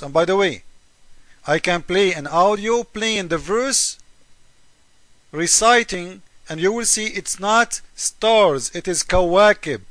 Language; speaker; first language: English; non-native, fluent; Arabic